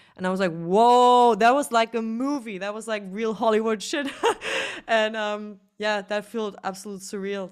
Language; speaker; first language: English; non-native, fluent; German